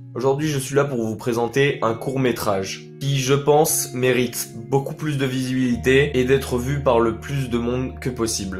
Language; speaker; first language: French; native; French